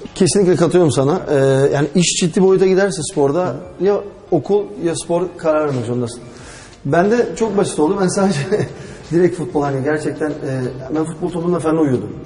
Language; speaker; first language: Turkish; early bilingual, heritage; Turkish